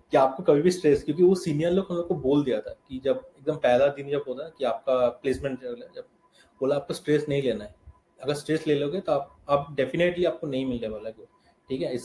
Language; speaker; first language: Hindi; non-native, local second language; Bangla